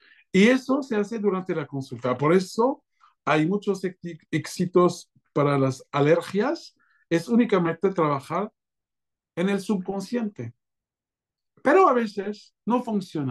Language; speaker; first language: Spanish; non-native, fluent; French